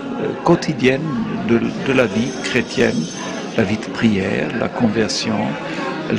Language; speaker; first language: French; non-native, fluent; German